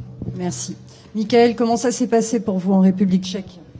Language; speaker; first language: French; native; French